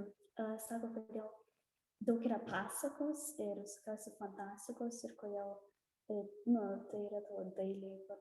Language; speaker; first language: Lithuanian; early bilingual, heritage; Russian